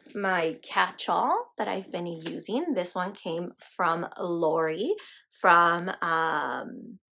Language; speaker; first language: English; native; English